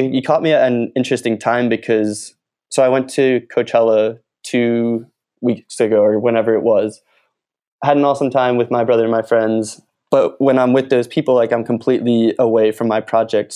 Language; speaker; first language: English; native; English